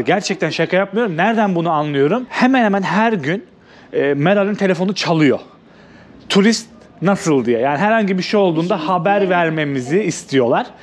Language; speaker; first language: Turkish; native; Turkish